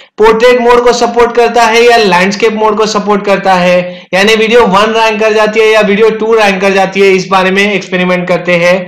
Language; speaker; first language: Hindi; native; Hindi